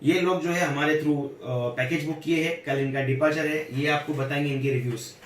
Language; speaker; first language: Hindi; native; Hindi